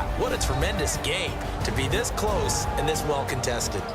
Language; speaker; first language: English; native; English